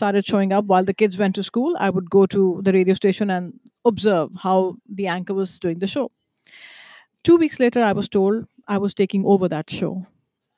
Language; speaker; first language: English; non-native, local second language; Hindi